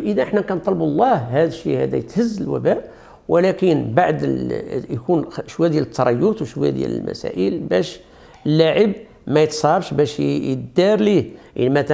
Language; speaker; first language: Arabic; native; Arabic